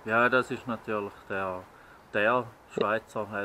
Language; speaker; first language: German; native; German